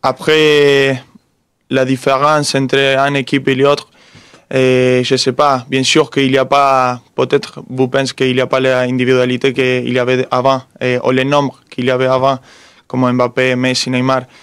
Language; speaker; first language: French; non-native, fluent; Spanish